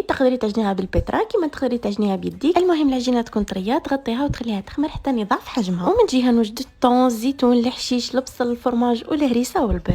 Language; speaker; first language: Arabic; native; Arabic